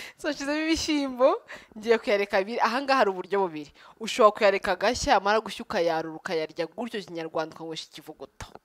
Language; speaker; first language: Kinyarwanda; early bilingual, heritage; Kinyarwanda